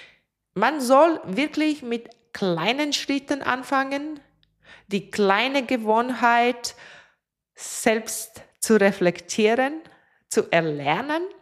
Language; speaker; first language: German; non-native, fluent; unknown